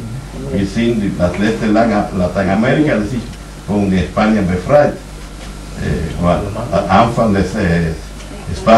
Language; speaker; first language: German; non-native, fluent; Spanish